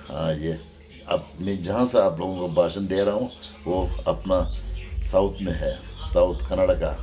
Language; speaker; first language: Hindi; non-native, local second language; Tibetan